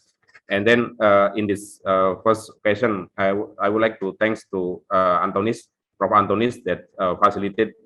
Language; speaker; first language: English; non-native, local second language; Indonesian